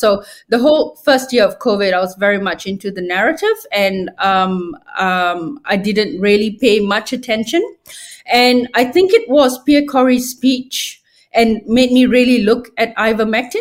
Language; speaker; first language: English; non-native, local second language; Tamil